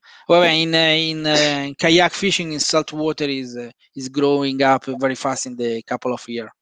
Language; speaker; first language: English; non-native, fluent; Italian